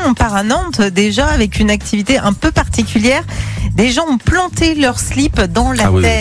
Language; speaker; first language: French; native; French